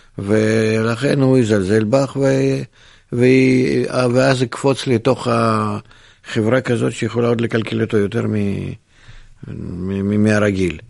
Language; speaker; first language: Hebrew; non-native, fluent; Russian